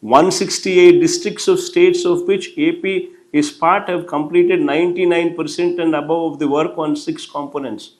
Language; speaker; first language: English; non-native, local second language; Telugu